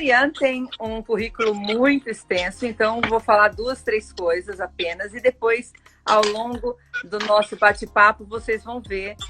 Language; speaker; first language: Portuguese; native; Portuguese